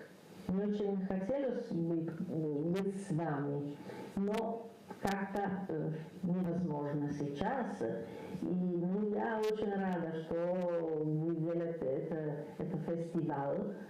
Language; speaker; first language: Russian; non-native, learner; Italian